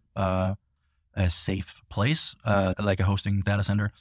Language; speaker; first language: English; non-native, fluent; Danish